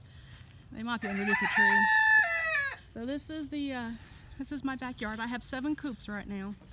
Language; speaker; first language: English; native; English